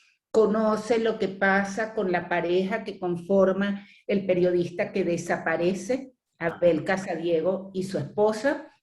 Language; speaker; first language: Spanish; native; Spanish